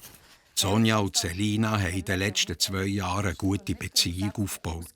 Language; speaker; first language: German; native; German